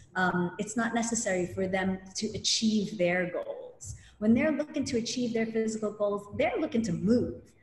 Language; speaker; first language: English; native; English